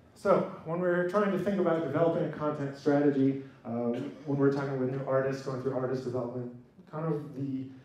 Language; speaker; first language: English; native; English